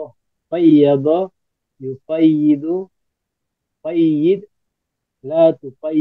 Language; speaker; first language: Arabic; non-native, learner; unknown